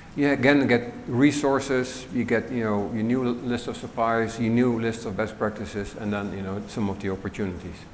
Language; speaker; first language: English; non-native, fluent; Dutch